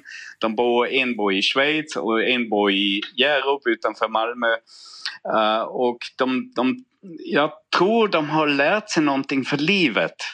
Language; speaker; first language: Swedish; non-native, fluent; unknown